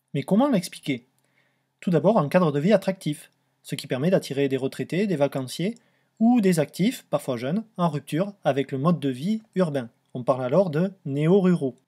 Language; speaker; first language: French; native; French